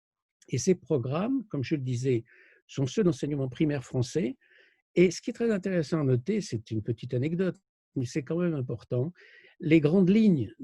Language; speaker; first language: French; native; French